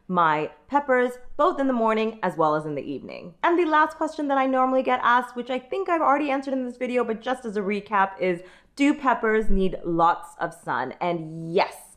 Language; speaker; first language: English; native; English